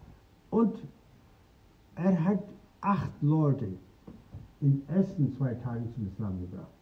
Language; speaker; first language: German; non-native, fluent; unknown